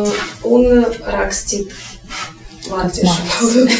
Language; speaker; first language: Latvian; non-native, learner; Russian